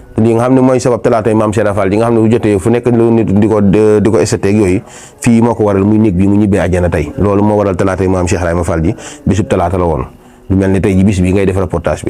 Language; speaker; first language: Wolof; native; Wolof